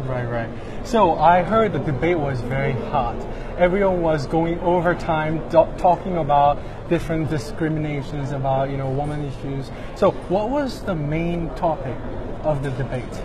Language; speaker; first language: English; non-native, fluent; Korean